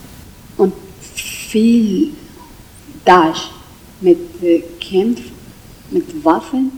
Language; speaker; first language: German; non-native, learner; Kurdish